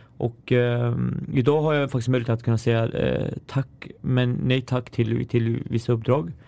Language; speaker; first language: Swedish; early bilingual, other home language; Arabic